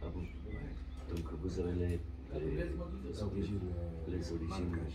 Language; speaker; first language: French; non-native, fluent; Romanian